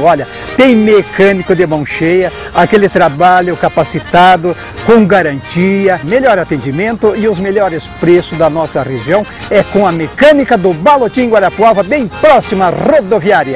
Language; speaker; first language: Portuguese; native; Portuguese